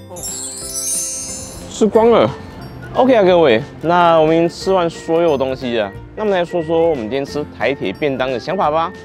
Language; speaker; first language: Chinese; native; Chinese